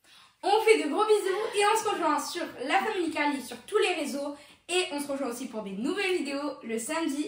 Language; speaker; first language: French; native; French